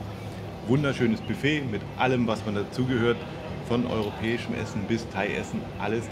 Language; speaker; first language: German; native; German